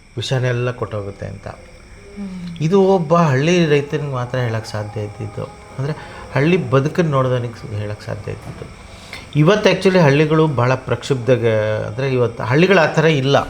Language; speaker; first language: Kannada; native; Kannada